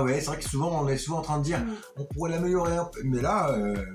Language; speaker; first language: French; native; French